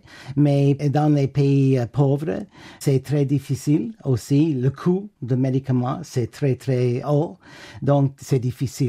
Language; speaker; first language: French; non-native, fluent; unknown